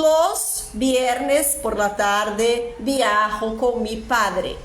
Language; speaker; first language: Spanish; non-native, fluent; Portuguese